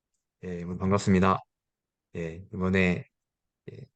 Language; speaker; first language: Korean; native; Korean